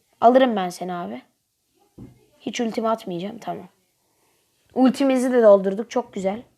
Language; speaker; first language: Turkish; native; Turkish